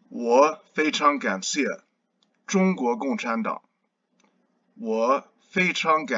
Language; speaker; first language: Chinese; non-native, learner; English